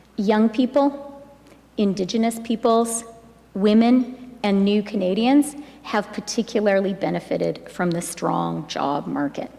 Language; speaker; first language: English; native; English